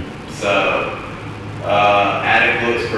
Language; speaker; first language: English; native; English